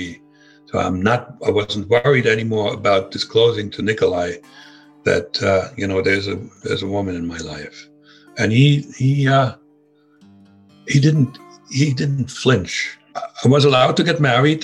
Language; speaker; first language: English; non-native, fluent; German